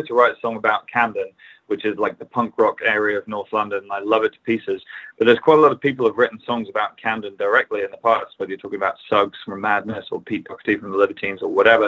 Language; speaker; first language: English; native; English